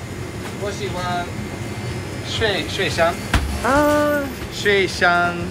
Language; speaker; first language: Chinese; non-native, learner; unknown